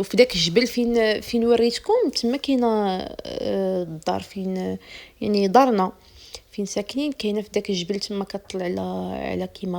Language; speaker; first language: Arabic; native; Arabic